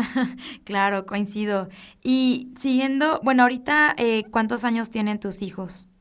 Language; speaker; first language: Spanish; native; Spanish